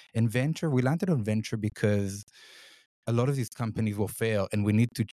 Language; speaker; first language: English; non-native, fluent; Hebrew